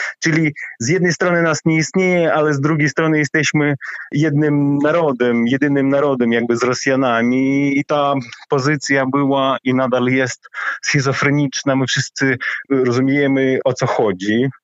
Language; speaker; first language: Polish; non-native, fluent; Ukrainian